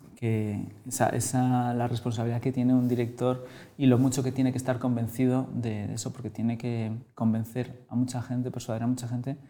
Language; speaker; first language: Spanish; native; Spanish